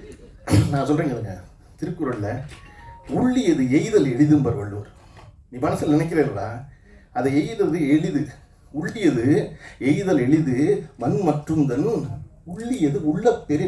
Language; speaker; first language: Tamil; native; Tamil